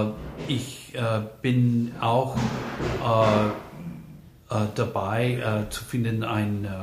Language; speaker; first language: German; non-native, fluent; English